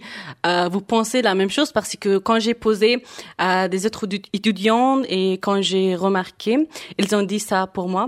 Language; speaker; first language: French; non-native, fluent; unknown